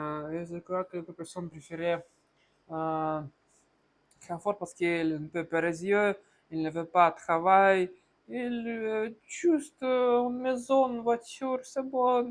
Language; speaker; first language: French; non-native, learner; Russian